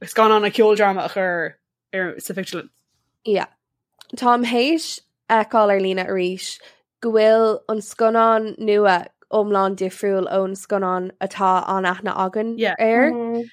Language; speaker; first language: Irish; non-native, local second language; English